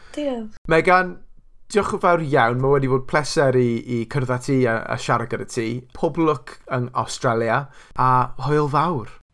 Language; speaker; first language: Welsh; non-native, local second language; English